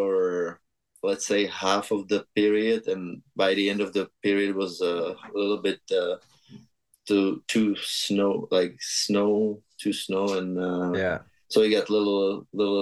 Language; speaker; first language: English; non-native, fluent; Czech